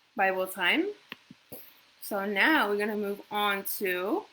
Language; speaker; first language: English; non-native, fluent; Japanese